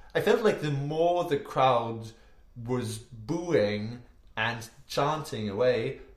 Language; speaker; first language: English; non-native, fluent; German